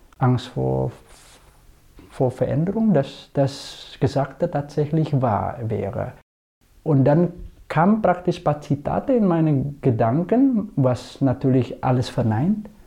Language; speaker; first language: German; non-native, fluent; Indonesian